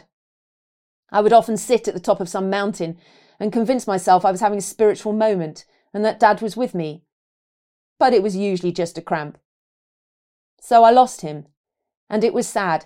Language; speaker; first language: English; native; English